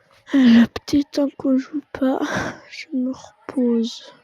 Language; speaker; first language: French; native; French